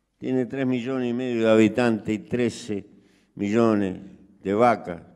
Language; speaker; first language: Spanish; native; Spanish